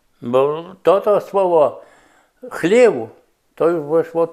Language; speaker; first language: Polish; non-native, local second language; Rusyn